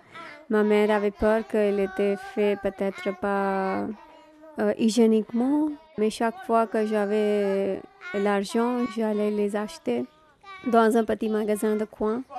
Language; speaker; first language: French; non-native, fluent; Gujarati